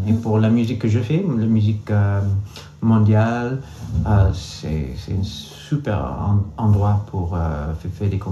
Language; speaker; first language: French; non-native, learner; English